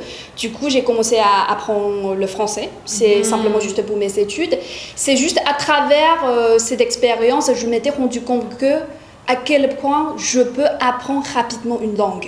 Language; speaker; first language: French; non-native, fluent; Chinese